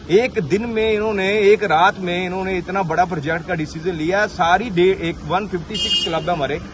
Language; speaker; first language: Hindi; non-native, local second language; Punjabi